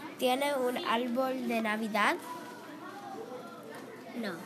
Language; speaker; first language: Spanish; non-native, learner; English